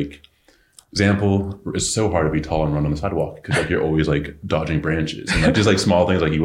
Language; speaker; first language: English; native; English